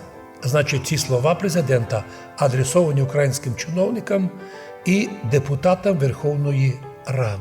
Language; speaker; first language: Ukrainian; non-native, local second language; Rusyn